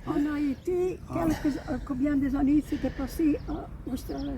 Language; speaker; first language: French; non-native, local second language; Dutch